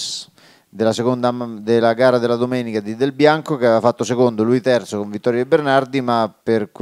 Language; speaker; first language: Italian; native; Italian